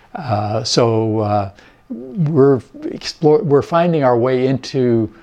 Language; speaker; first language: English; native; English